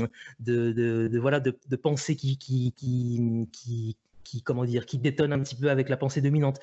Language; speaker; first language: French; native; French